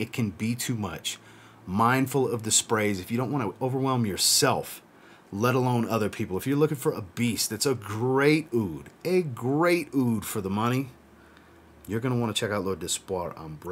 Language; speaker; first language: English; native; English